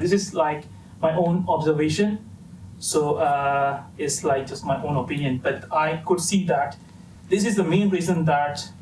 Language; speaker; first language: English; non-native, fluent; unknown